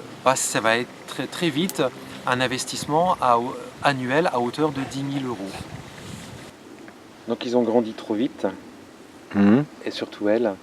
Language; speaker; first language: French; native; French